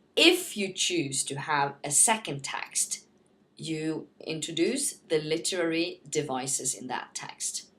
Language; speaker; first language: English; non-native, fluent; Norwegian